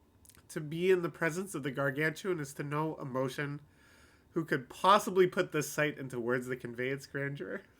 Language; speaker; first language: English; native; English